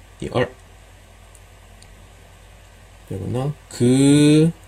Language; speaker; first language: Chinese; non-native, learner; Korean